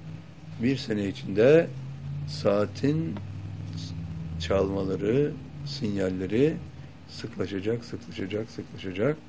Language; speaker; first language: Turkish; native; Turkish